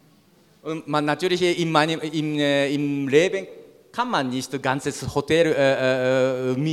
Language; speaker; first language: German; non-native, learner; Japanese